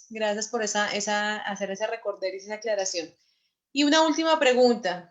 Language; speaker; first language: Spanish; native; Spanish